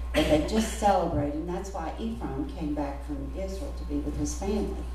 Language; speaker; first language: English; native; English